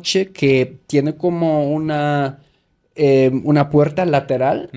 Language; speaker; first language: Spanish; native; Spanish